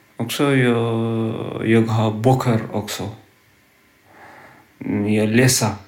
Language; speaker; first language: Swedish; non-native, learner; Tigrinya